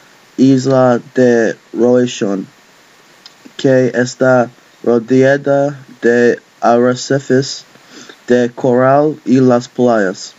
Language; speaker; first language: Spanish; non-native, learner; English